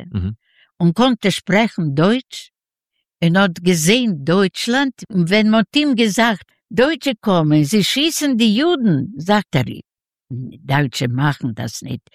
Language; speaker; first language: German; non-native, learner; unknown